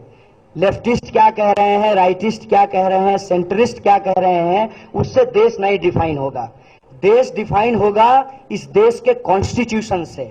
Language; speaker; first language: Hindi; native; Hindi